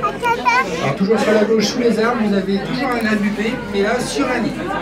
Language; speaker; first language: French; native; French